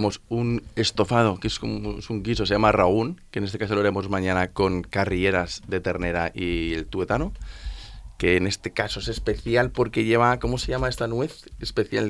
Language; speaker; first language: Spanish; native; Spanish